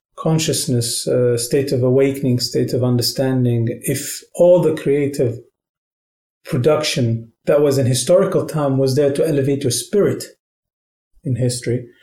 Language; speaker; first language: English; non-native, fluent; Arabic